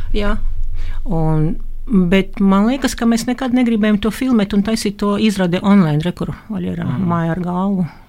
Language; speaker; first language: Latvian; non-native, local second language; Russian